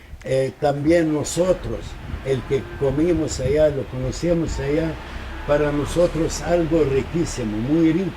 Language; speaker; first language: Spanish; non-native, fluent; Arabic